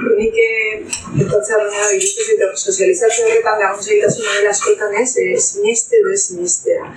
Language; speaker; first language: Basque; non-native, local second language; Spanish